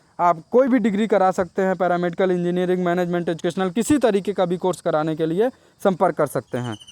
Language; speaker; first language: Hindi; native; Hindi